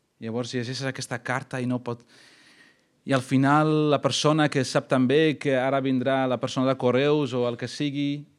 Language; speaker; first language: Catalan; non-native, fluent; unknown